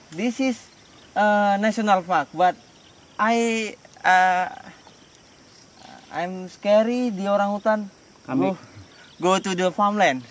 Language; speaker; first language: English; non-native, learner; Indonesian